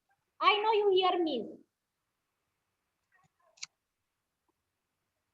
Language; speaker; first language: English; non-native, learner; Indonesian